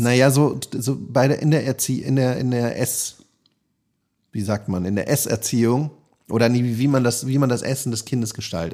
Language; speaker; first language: German; native; German